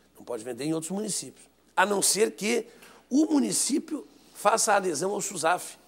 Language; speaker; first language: Portuguese; native; Portuguese